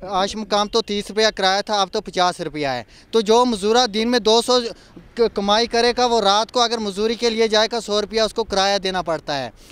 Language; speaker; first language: Hindi; non-native, local second language; Kashmiri